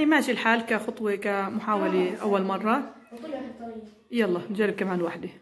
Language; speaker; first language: Arabic; native; Arabic